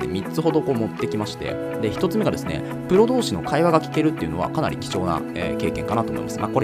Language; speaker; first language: Japanese; native; Japanese